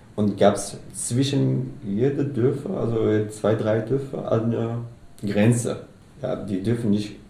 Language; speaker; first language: German; non-native, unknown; Arabic